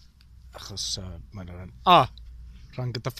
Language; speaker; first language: Welsh; non-native, local second language; English